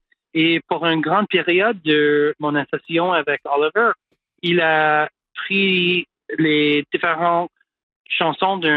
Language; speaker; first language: French; non-native, local second language; English